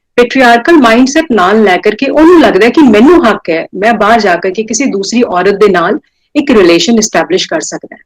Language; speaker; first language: Punjabi; non-native, local second language; Hindi